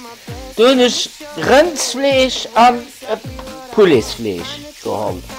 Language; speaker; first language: German; non-native, learner; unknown